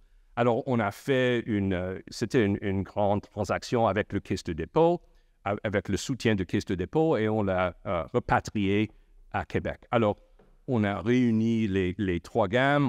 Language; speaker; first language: French; non-native, local second language; English